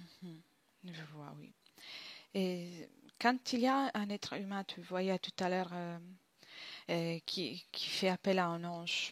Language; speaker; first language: French; non-native, fluent; Italian